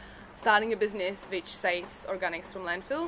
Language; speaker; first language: English; non-native, fluent; Czech